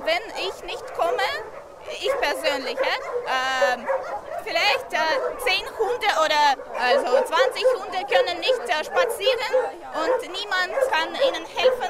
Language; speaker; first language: German; non-native, learner; Russian